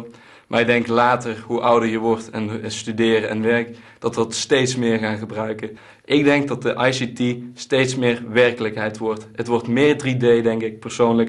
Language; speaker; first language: Dutch; native; Dutch